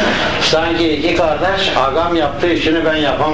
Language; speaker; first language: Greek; non-native, local second language; Turkish